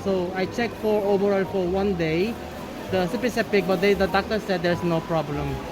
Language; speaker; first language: English; non-native, learner; Korean